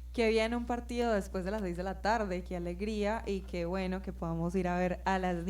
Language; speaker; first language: Spanish; native; Spanish